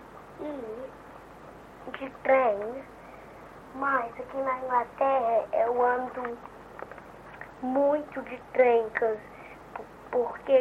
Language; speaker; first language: Portuguese; early bilingual, heritage; Portuguese